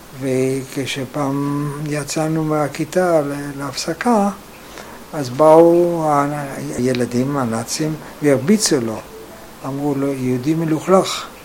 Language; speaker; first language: Hebrew; non-native, fluent; German